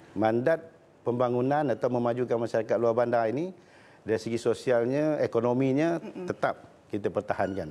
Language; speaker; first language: Malay; native; Malay